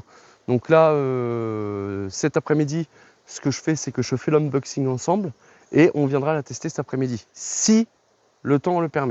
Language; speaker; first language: French; native; French